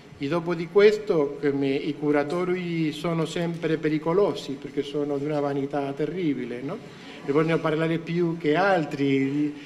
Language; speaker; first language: Italian; non-native, fluent; Spanish